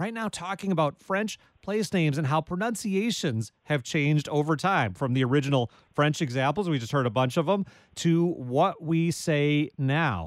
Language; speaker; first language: English; native; English